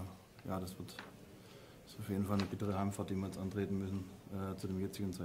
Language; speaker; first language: German; native; German